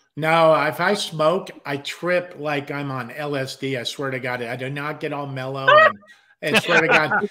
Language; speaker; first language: English; native; English